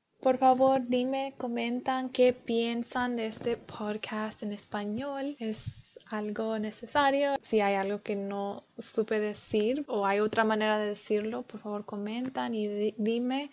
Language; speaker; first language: Spanish; early bilingual, heritage; Spanish